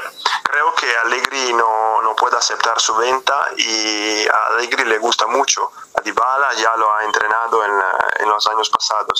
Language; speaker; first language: Spanish; non-native, fluent; Italian